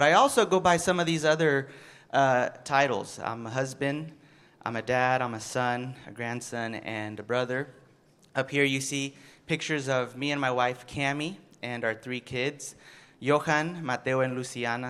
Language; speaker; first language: English; early bilingual, other home language; Spanish